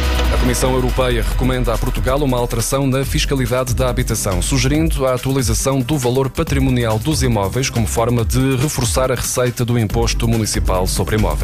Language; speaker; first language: Portuguese; native; Portuguese